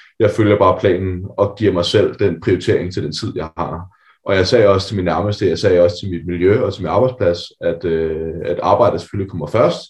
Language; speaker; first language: Danish; native; Danish